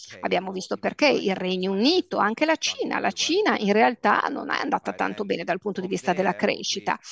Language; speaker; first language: Italian; native; Italian